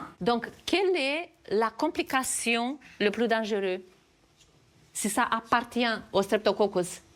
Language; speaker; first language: French; non-native, fluent; Romanian